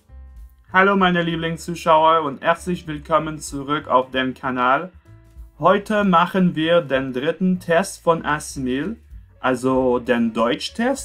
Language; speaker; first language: German; non-native, fluent; French